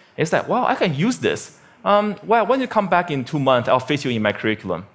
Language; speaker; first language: English; non-native, fluent; Chinese